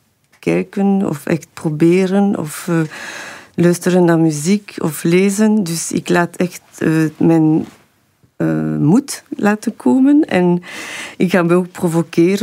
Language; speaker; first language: Dutch; non-native, fluent; French